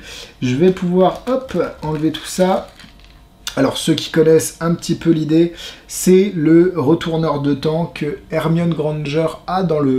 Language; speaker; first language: French; native; French